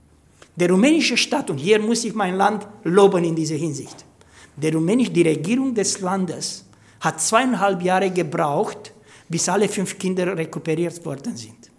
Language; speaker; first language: German; non-native, fluent; Romanian